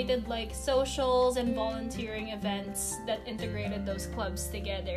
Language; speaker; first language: English; non-native, local second language; Filipino